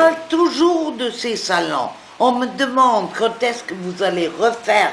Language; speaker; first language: French; non-native, fluent; German